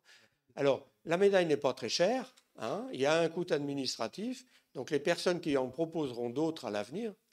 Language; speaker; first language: French; native; French